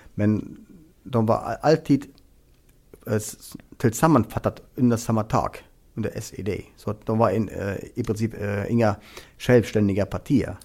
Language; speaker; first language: Swedish; non-native, fluent; German